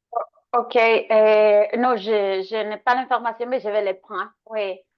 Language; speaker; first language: French; non-native, fluent; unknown